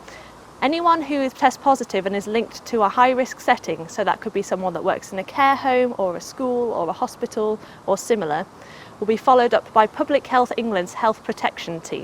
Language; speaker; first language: English; native; English